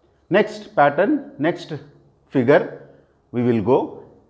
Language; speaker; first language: English; non-native, local second language; Telugu